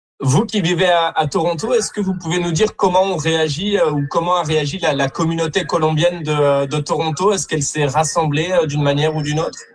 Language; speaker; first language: French; native; French